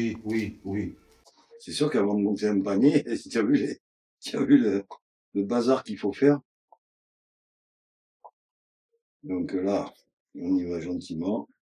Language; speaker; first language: French; native; French